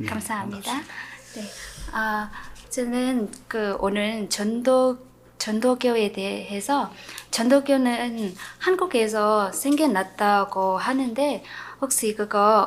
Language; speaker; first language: Korean; non-native, fluent; Vietnamese